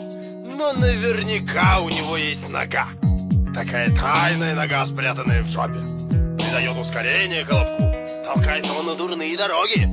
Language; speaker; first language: Russian; native; Russian